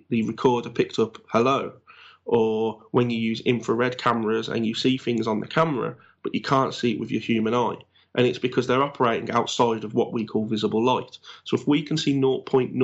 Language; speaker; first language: English; native; English